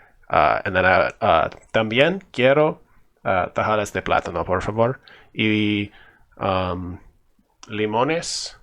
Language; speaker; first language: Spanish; non-native, learner; English